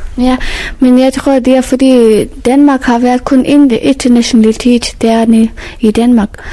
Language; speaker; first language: Danish; non-native, learner; Persian